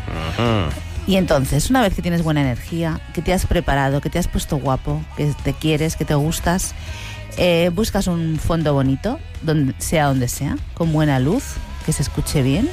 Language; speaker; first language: Spanish; native; Spanish